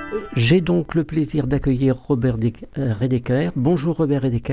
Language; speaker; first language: French; native; French